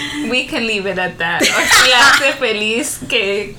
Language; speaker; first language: English; early bilingual, other home language; Spanish